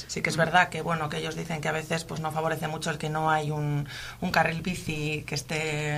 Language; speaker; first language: Spanish; native; Spanish